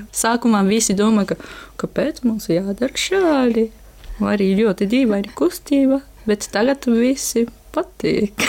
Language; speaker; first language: Latvian; non-native, learner; Japanese